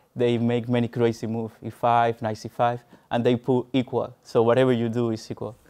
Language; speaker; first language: English; non-native, fluent; Spanish